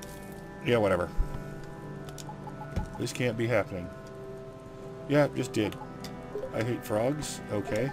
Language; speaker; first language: English; native; English